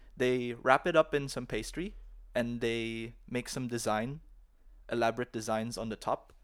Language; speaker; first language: English; non-native, local second language; Filipino